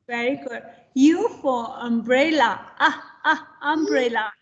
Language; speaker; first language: English; non-native, learner; Tibetan